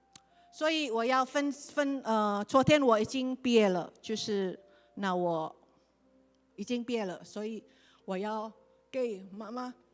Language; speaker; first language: Chinese; non-native, learner; Indonesian